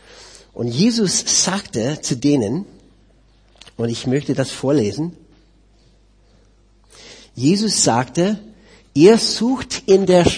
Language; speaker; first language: German; non-native, fluent; English